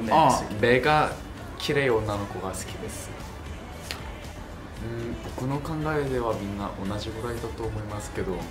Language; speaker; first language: Japanese; non-native, learner; Korean